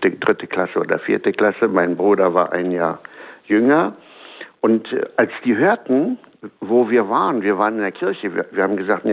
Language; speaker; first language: German; native; German